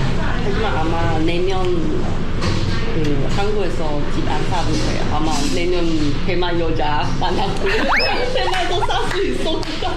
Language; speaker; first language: Korean; non-native, learner; Chinese